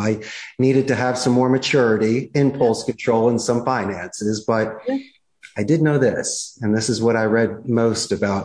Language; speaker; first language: English; native; English